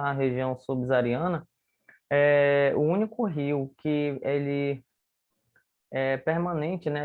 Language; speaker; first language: Portuguese; native; Portuguese